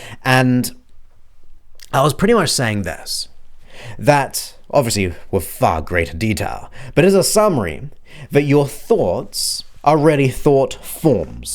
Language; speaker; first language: English; native; English